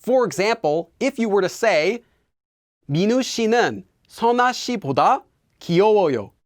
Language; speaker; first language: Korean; non-native, fluent; English